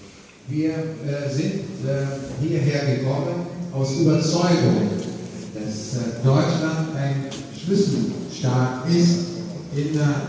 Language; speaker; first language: German; non-native, fluent; Arabic